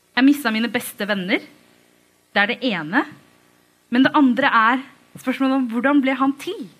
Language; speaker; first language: Norwegian; early bilingual, other home language; Tamil